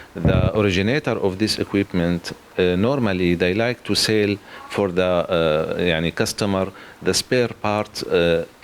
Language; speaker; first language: English; non-native, learner; Arabic